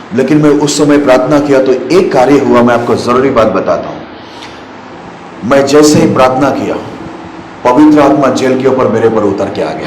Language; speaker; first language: Hindi; non-native, local second language; Marathi